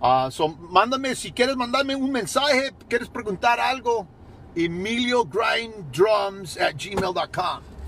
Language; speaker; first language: Spanish; early bilingual, heritage; Spanish